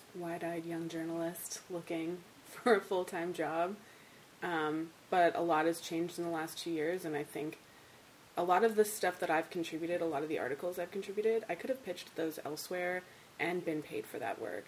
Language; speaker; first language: English; native; English